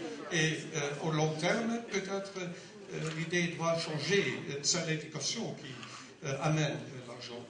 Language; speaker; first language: French; non-native, learner; Dutch